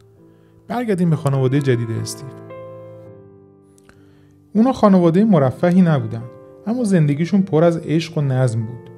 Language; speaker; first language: Persian; native; Persian